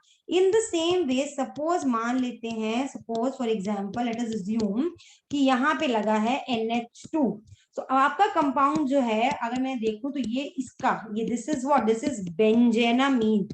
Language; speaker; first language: Hindi; native; Hindi